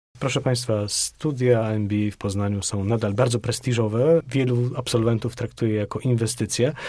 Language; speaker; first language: Polish; native; Polish